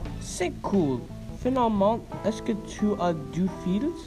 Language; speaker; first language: French; non-native, learner; English